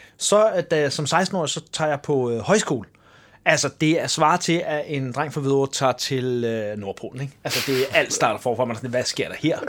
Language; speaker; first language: Danish; early bilingual, other home language; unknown